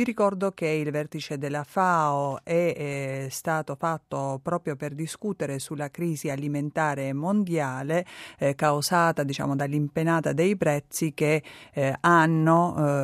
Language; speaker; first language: Italian; native; Italian